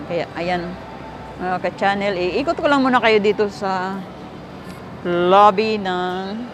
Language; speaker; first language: Filipino; native; Filipino